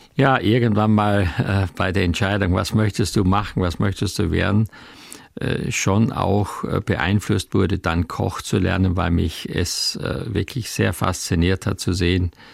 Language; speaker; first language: German; native; German